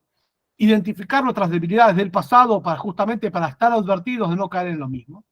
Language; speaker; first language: Spanish; native; Spanish